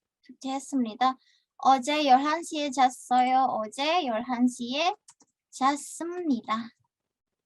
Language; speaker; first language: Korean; non-native, fluent; Indonesian